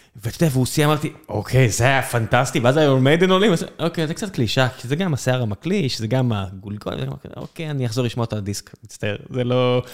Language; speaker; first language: Hebrew; native; Hebrew